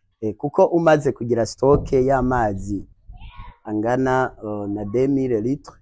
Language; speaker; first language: Rundi; native; Rundi